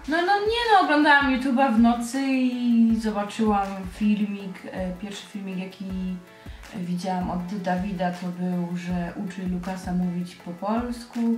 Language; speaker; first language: Polish; native; Polish